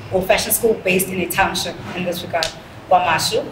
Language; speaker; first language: English; non-native, local second language; Zulu